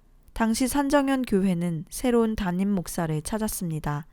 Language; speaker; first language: Korean; native; Korean